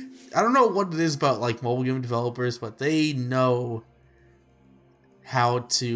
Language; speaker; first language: English; native; English